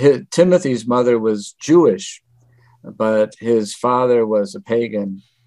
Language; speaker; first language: English; native; English